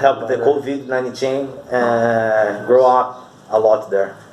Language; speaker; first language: English; non-native, learner; Portuguese